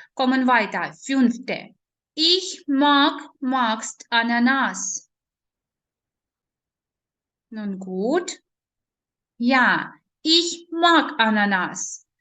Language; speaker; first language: German; non-native, learner; Ukrainian